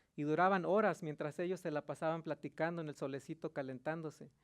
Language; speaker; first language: Spanish; early bilingual, heritage; Spanish